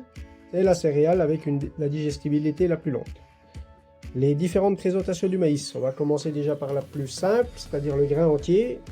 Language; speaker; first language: French; native; French